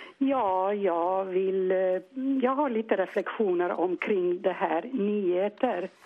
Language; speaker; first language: Swedish; non-native, fluent; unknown